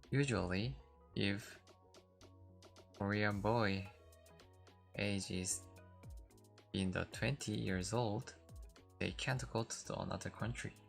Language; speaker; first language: English; non-native, learner; Korean